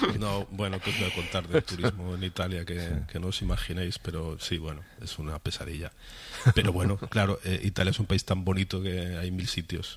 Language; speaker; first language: Spanish; native; Spanish